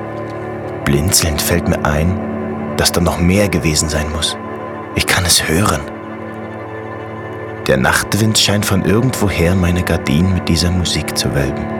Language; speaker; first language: German; native; German